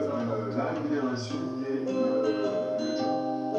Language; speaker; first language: French; native; French